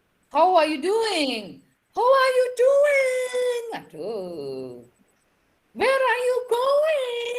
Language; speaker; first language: English; non-native, fluent; Javanese